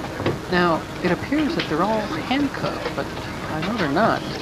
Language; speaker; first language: English; native; English